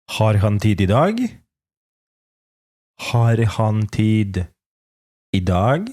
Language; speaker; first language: Norwegian; non-native, fluent; Polish